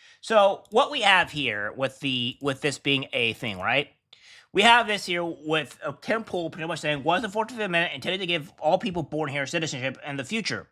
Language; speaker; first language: English; native; English